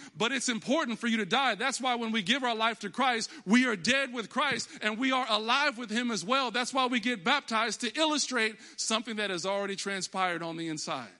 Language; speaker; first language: English; native; English